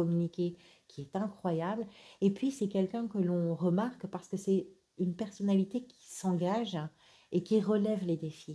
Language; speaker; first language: French; native; French